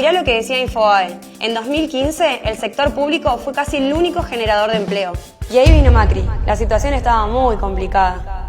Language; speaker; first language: Spanish; native; Spanish